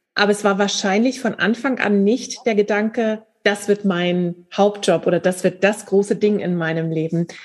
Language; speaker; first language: German; native; German